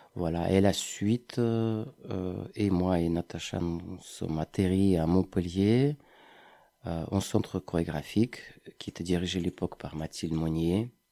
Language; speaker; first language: French; non-native, fluent; Ukrainian